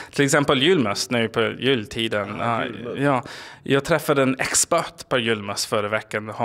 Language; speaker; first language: Swedish; non-native, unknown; English